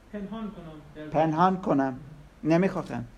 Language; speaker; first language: Persian; non-native, learner; English